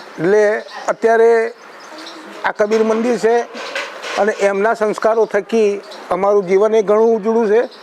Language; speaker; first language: Gujarati; native; Gujarati